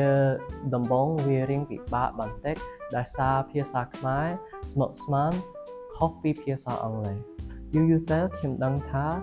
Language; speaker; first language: Khmer; non-native, learner; English